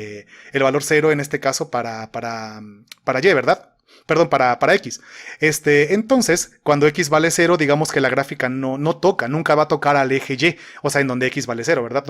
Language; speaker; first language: Spanish; native; Spanish